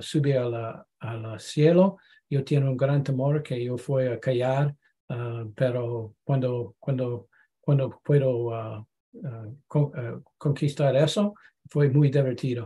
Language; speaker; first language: Spanish; non-native, learner; English